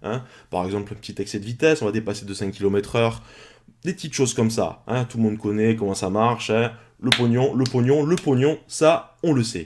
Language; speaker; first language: French; native; French